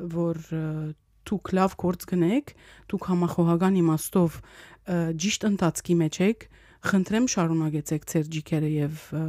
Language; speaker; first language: Armenian; early bilingual, heritage; Armenian